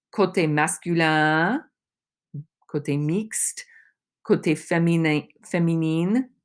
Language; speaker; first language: French; non-native, fluent; English